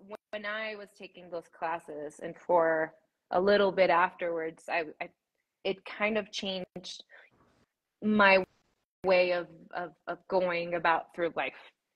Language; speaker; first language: English; early bilingual, other home language; Spanish